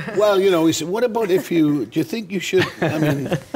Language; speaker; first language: English; native; English